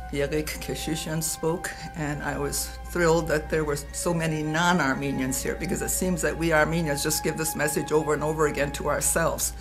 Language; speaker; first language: English; native; English